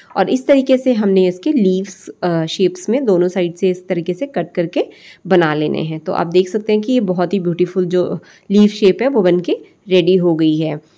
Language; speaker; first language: Hindi; native; Hindi